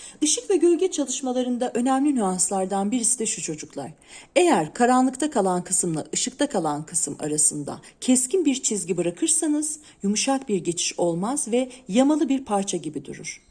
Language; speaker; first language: Turkish; native; Turkish